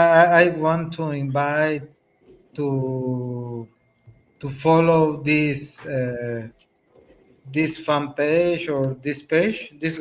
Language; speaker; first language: English; non-native, learner; Spanish